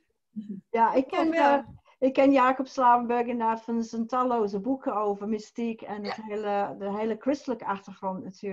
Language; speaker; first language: Dutch; non-native, fluent; English